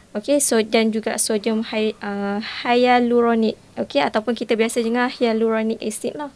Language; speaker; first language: Malay; native; Malay